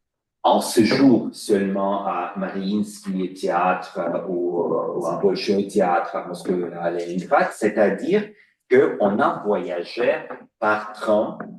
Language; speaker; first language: French; non-native, fluent; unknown